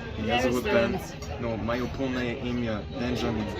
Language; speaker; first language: Russian; non-native, learner; English